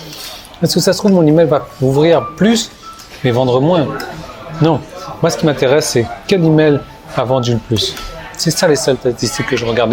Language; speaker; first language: French; native; French